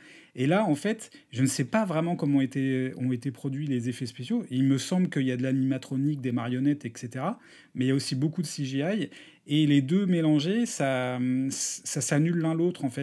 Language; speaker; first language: French; native; French